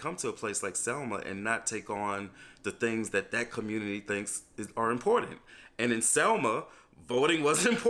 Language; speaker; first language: English; native; English